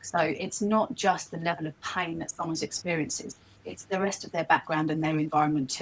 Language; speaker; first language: English; native; English